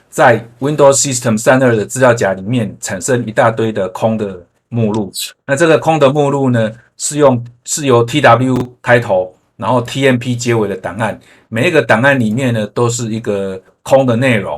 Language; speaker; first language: Chinese; native; Chinese